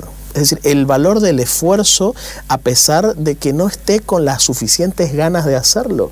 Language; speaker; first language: Spanish; native; Spanish